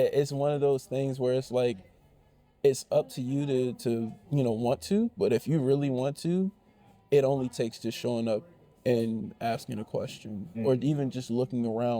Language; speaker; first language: English; native; English